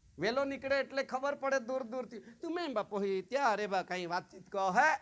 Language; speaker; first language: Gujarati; non-native, local second language; Kukna